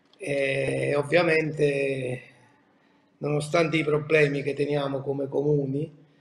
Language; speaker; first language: Italian; native; Italian